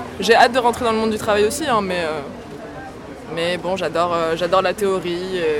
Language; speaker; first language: French; native; French